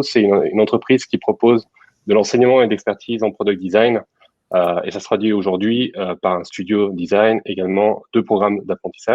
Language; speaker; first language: French; native; French